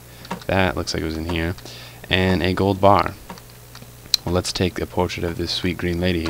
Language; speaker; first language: English; native; English